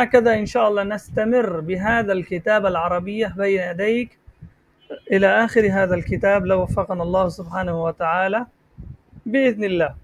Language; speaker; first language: Arabic; non-native, fluent; Bangla